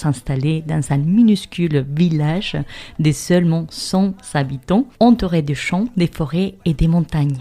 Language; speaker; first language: French; non-native, fluent; Spanish